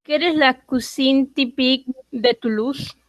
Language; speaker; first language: French; non-native, learner; Spanish